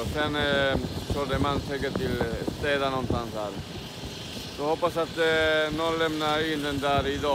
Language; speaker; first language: Swedish; non-native, learner; Spanish